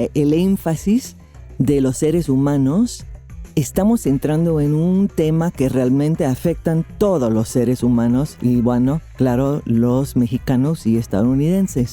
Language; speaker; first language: Spanish; non-native, fluent; English